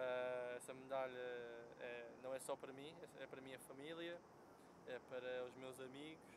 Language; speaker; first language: Portuguese; non-native, fluent; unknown